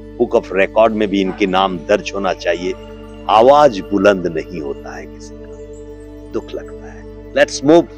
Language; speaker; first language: Hindi; non-native, local second language; Odia